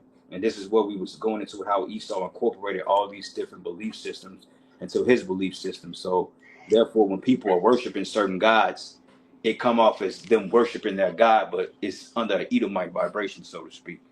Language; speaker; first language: English; native; English